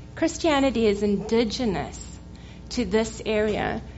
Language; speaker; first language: English; native; English